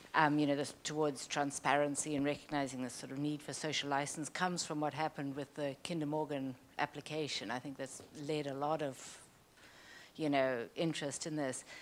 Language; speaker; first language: English; native; English